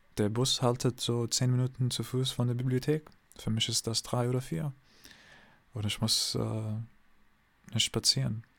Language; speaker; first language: German; non-native, learner; English